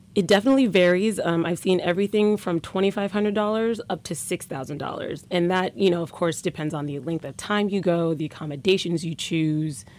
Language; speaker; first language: English; native; English